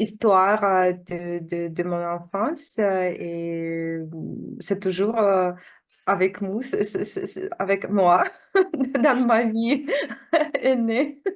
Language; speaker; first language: French; non-native, fluent; Russian